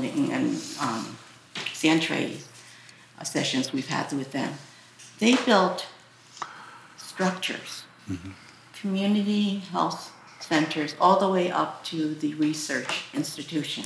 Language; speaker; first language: English; early bilingual, other home language; Chinese